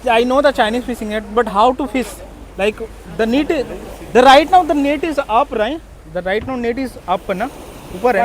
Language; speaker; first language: English; non-native, learner; Hindi